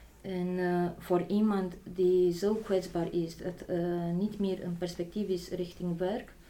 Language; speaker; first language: Dutch; non-native, fluent; Polish